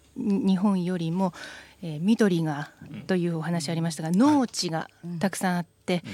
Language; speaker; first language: Japanese; native; Japanese